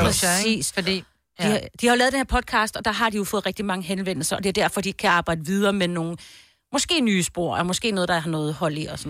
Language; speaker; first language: Danish; native; Danish